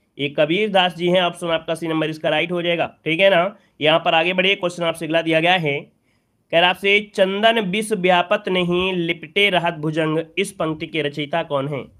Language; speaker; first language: Hindi; native; Hindi